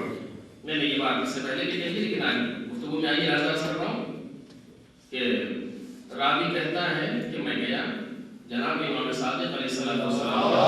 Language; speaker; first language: Urdu; native; Urdu